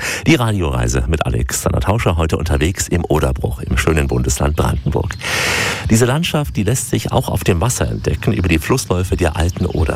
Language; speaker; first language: German; native; German